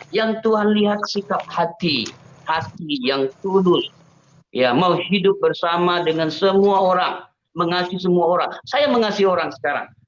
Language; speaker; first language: Indonesian; native; Indonesian